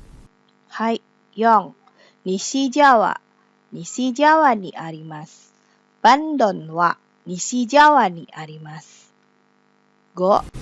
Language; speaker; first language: Japanese; non-native, learner; Indonesian